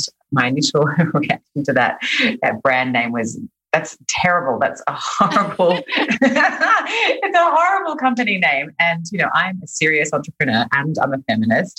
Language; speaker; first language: English; native; English